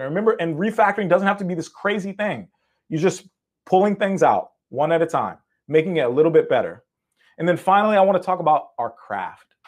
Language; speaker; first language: English; native; English